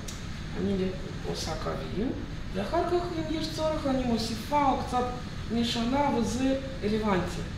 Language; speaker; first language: Hebrew; non-native, fluent; Russian